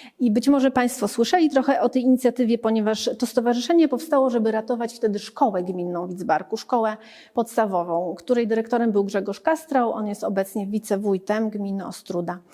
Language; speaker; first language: Polish; native; Polish